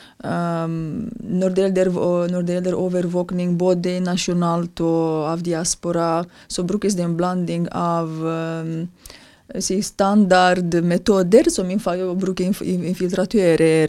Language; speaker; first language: Norwegian; non-native, fluent; Romanian